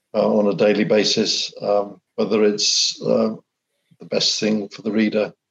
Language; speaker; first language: English; native; English